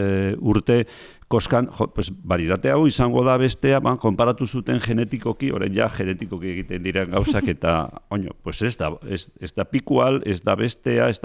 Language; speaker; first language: Basque; non-native, local second language; Spanish